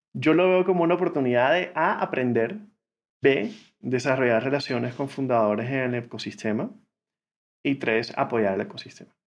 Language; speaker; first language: Spanish; native; Spanish